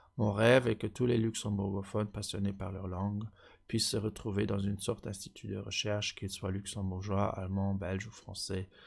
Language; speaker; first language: French; non-native, local second language; Luxembourgish